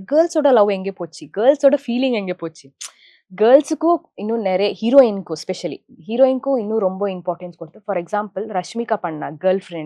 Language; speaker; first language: Tamil; non-native, local second language; Kannada